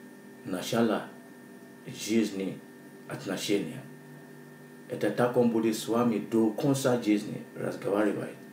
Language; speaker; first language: Russian; non-native, learner; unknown